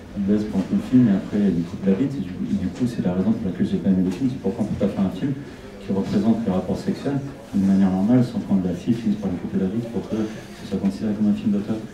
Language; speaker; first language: French; non-native, fluent; Spanish